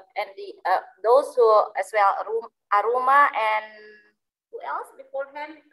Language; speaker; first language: English; non-native, learner; Indonesian